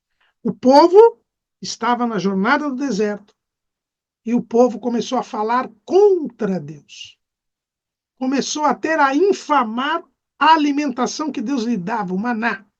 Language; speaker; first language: Portuguese; native; Portuguese